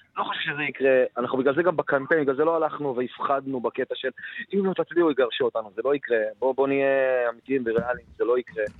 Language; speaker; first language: Hebrew; non-native, local second language; Arabic